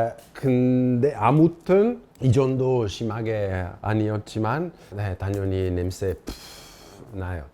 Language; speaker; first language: Korean; non-native, fluent; Italian